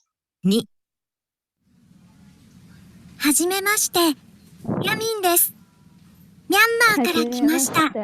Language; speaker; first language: Japanese; non-native, learner; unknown